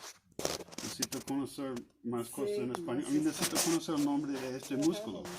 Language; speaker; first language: Spanish; non-native, learner; English